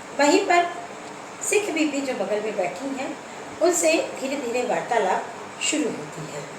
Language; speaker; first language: Hindi; native; Hindi